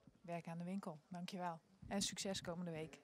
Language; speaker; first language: Dutch; native; Dutch